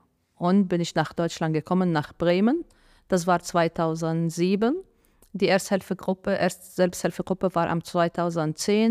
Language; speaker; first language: German; non-native, fluent; Arabic